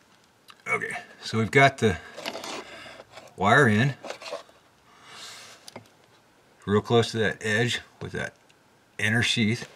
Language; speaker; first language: English; native; English